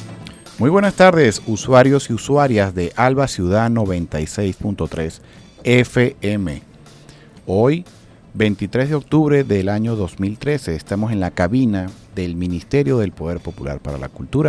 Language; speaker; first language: Spanish; native; Spanish